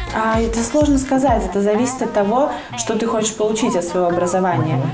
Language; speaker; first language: Russian; native; Russian